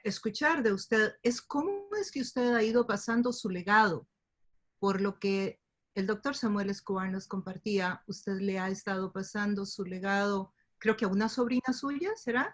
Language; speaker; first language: Spanish; native; Spanish